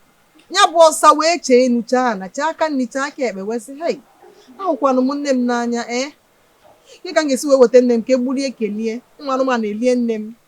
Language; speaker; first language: Igbo; native; Igbo